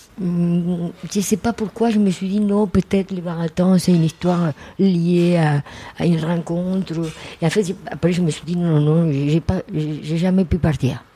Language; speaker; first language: French; non-native, fluent; Spanish